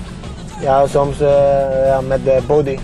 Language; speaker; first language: Dutch; non-native, learner; Estonian